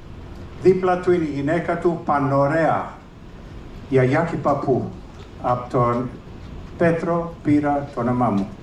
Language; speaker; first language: Greek; early bilingual, heritage; English